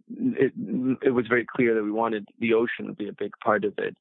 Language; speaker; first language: English; early bilingual, other home language; Spanish